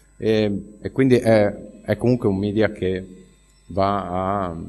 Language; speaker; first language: Italian; native; Italian